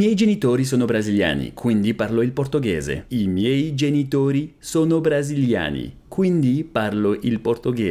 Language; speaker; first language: Italian; non-native, learner; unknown